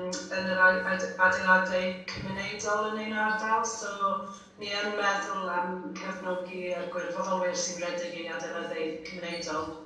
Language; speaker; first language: Welsh; non-native, fluent; English